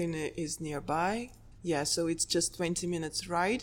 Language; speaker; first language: English; non-native, fluent; Russian